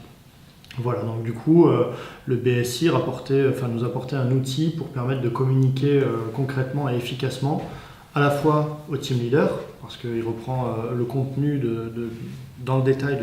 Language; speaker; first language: French; native; French